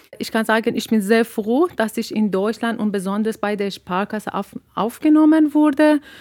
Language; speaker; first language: German; non-native, learner; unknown